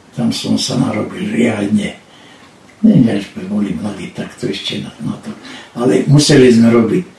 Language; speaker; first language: Slovak; non-native, local second language; Hungarian